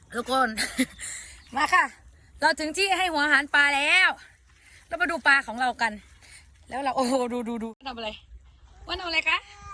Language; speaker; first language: Thai; native; Thai